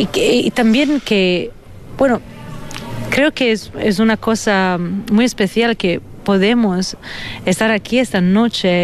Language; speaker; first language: Spanish; non-native, fluent; Italian